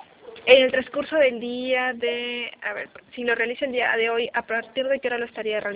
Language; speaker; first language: Spanish; native; Spanish